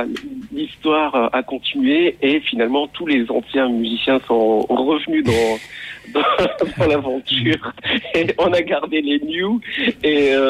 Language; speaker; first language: French; non-native, local second language; Arabic